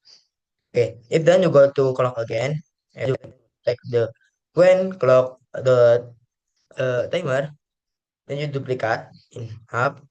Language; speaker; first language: English; non-native, learner; Indonesian